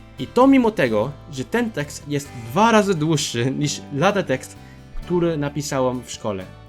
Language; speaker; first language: Polish; non-native, fluent; Cantonese